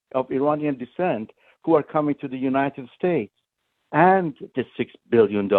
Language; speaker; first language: English; non-native, fluent; Persian